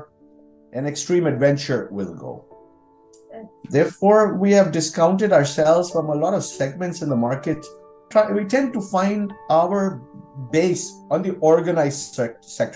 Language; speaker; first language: English; non-native, local second language; Hindi